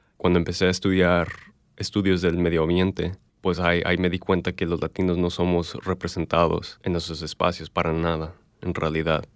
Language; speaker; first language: Spanish; early bilingual, heritage; English